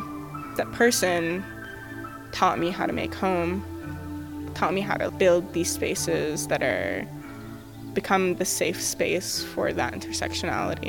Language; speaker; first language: English; early bilingual, other home language; Arabic